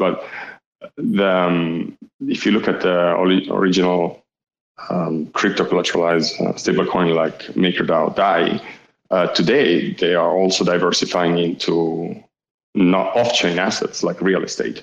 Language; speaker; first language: English; non-native, fluent; Italian